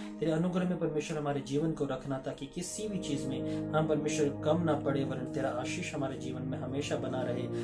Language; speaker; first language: Hindi; non-native, local second language; Marathi